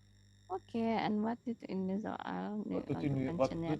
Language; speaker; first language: Dutch; non-native, learner; Indonesian